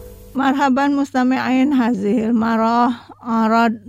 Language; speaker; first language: Arabic; non-native, fluent; Indonesian